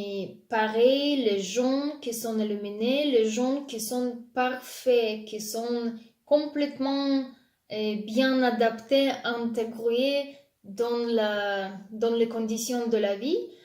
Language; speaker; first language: French; non-native, fluent; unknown